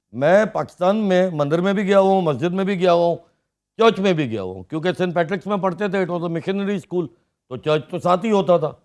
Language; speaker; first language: Urdu; non-native, local second language; Sindhi